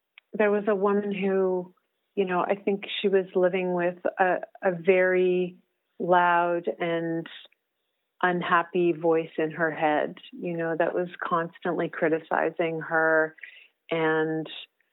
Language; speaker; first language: English; native; English